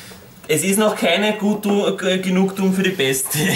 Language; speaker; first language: German; native; German